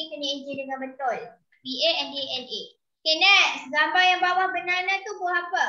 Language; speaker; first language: Malay; native; Malay